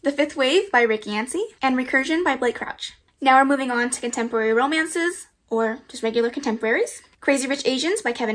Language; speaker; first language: English; native; English